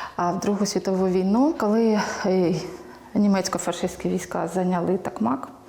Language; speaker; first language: Ukrainian; native; Ukrainian